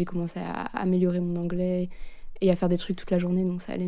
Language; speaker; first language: French; native; French